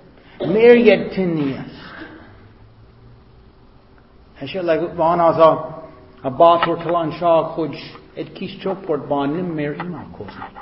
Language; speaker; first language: Hungarian; non-native, fluent; English